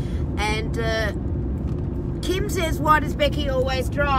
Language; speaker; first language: English; native; English